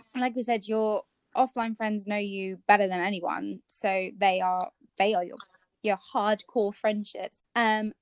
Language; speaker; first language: English; native; English